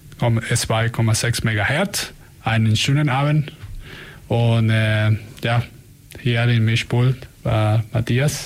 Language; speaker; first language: German; non-native, learner; Spanish